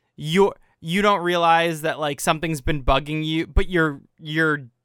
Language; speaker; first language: English; native; English